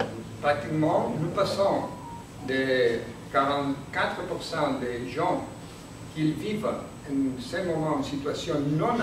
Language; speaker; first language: French; non-native, learner; Spanish